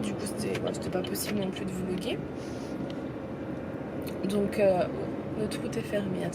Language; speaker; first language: French; native; French